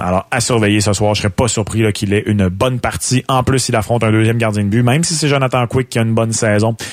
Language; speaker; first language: French; native; French